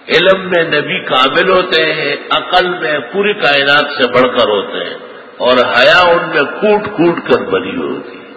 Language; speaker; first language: Urdu; non-native, local second language; Pashto